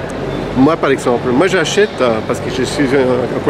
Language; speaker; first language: French; non-native, local second language; Dutch